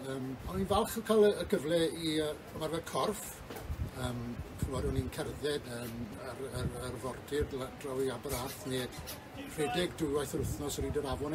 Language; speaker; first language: Welsh; native; Welsh